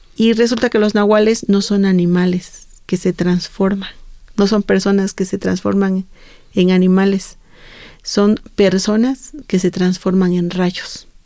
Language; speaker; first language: Spanish; non-native, local second language; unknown